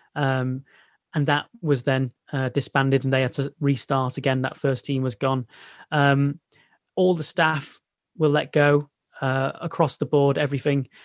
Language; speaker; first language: English; native; English